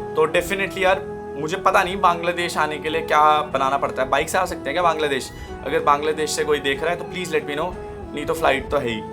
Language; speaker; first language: Hindi; native; Hindi